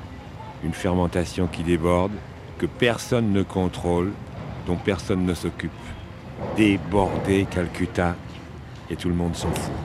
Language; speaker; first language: French; native; French